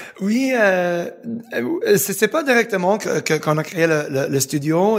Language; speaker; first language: French; non-native, fluent; English